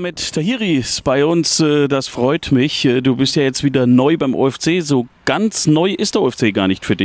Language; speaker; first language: German; native; German